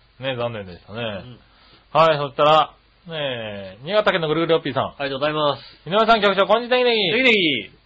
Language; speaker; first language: Japanese; native; Japanese